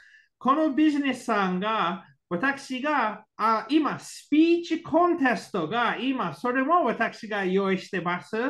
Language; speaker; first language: Japanese; non-native, learner; English